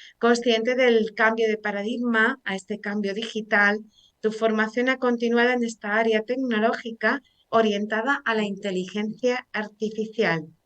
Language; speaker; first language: Spanish; native; Spanish